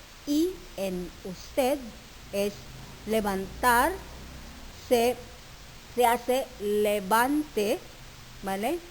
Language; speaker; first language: Spanish; non-native, fluent; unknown